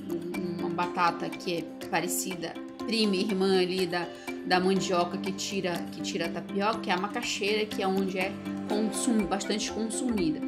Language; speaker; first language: Portuguese; native; Portuguese